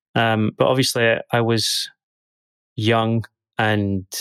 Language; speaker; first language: English; native; English